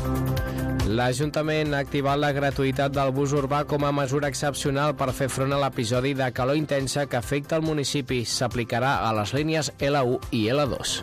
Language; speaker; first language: Catalan; native; Catalan